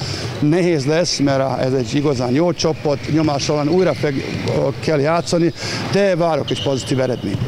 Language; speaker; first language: Hungarian; non-native, learner; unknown